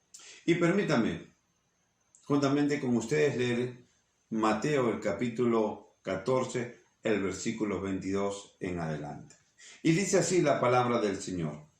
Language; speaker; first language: Spanish; native; Spanish